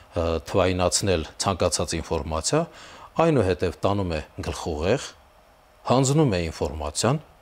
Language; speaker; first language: Armenian; native; Armenian